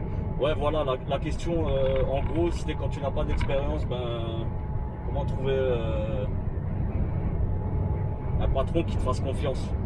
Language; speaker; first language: French; native; French